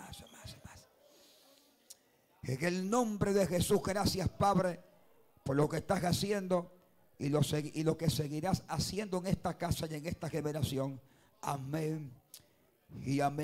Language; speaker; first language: Spanish; native; Spanish